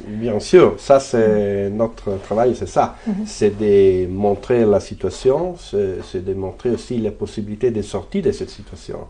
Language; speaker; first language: French; non-native, fluent; Italian